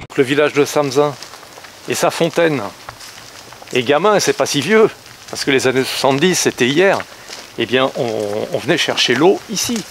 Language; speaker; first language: French; native; French